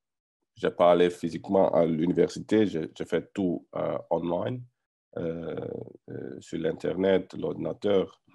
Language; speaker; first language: French; non-native, learner; English